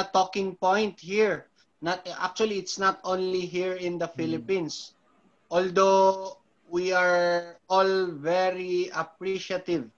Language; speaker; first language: English; non-native, local second language; Filipino